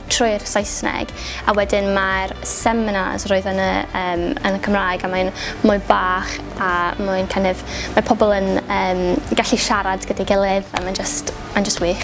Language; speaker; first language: Welsh; non-native, local second language; English